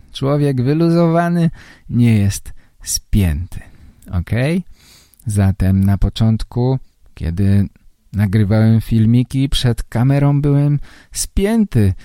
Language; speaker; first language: Polish; native; Polish